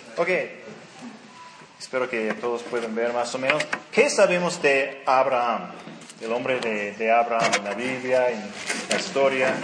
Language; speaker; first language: Spanish; non-native, fluent; English